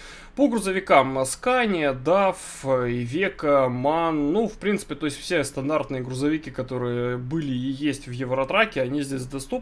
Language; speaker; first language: Russian; native; Russian